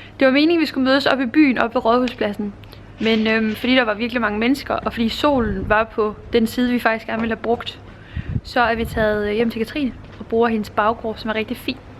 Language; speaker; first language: Danish; native; Danish